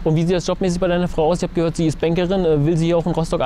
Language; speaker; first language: German; native; German